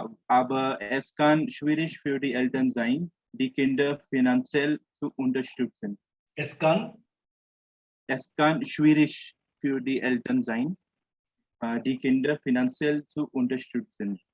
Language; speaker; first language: German; non-native, fluent; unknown